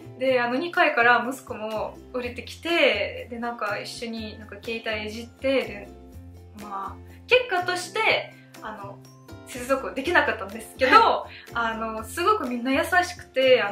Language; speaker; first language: Japanese; native; Japanese